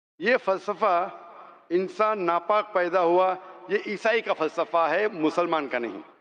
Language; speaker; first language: Hindi; non-native, local second language; Konkani